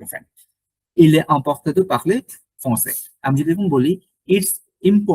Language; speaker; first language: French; non-native, learner; Bangla